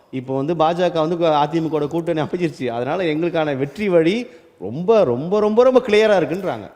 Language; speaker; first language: Tamil; native; Tamil